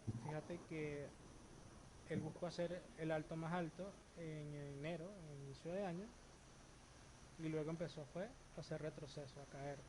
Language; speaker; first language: Spanish; native; Spanish